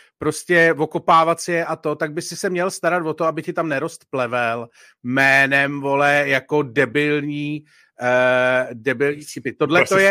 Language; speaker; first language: Czech; native; Czech